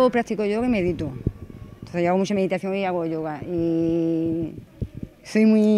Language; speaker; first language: Spanish; native; Spanish